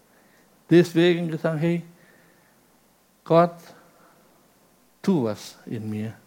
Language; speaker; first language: German; non-native, fluent; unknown